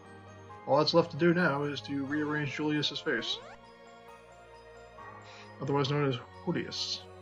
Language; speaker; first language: English; native; English